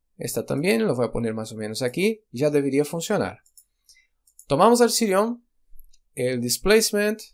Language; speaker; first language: Spanish; non-native, fluent; Portuguese